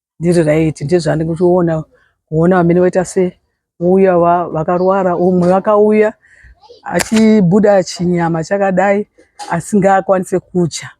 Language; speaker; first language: Shona; non-native, local second language; Nyanja